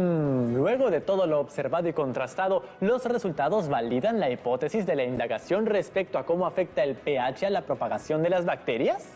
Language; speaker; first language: Spanish; native; Spanish